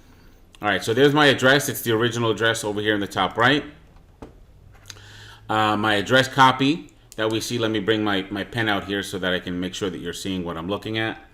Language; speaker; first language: English; native; English